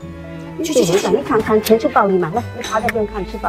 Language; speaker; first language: Chinese; native; Chinese